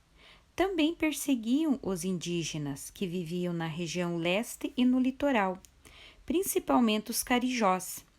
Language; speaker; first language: Portuguese; native; Portuguese